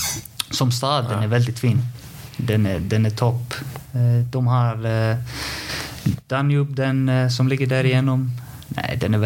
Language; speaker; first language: Swedish; non-native, fluent; Icelandic